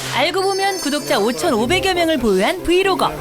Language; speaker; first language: Korean; native; Korean